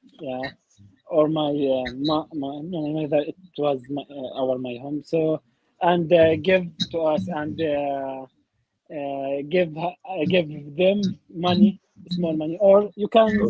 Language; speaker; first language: English; non-native, learner; Arabic